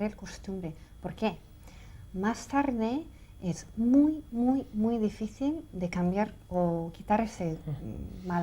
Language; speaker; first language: Spanish; non-native, fluent; English